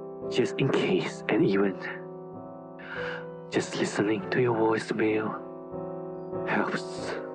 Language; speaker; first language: English; non-native, local second language; Chinese